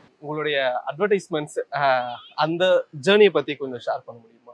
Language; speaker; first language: Tamil; native; Tamil